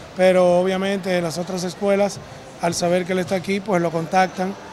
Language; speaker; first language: Spanish; native; Spanish